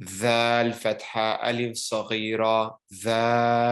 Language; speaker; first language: Arabic; non-native, learner; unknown